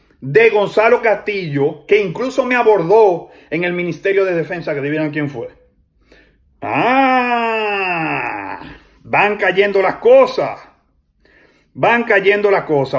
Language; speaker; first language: Spanish; native; Spanish